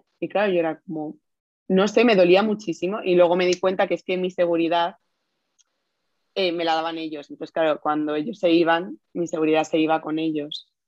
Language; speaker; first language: Spanish; native; Spanish